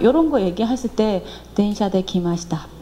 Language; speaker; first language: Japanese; non-native, fluent; Korean